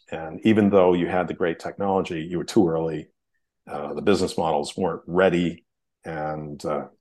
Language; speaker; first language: English; native; English